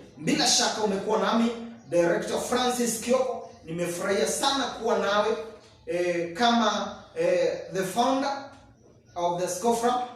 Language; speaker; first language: Swahili; non-native, local second language; Kamba